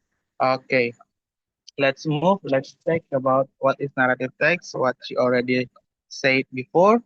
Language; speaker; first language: English; non-native, learner; Indonesian